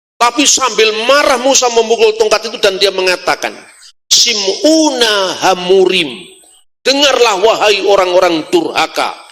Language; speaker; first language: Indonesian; non-native, local second language; Javanese